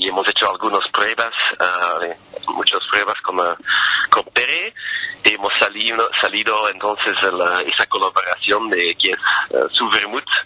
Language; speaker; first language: Spanish; non-native, fluent; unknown